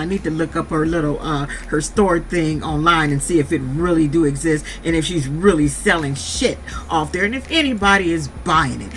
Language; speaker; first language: English; native; English